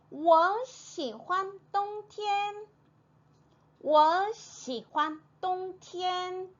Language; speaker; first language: Chinese; non-native, fluent; Korean